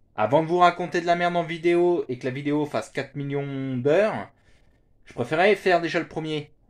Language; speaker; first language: French; native; French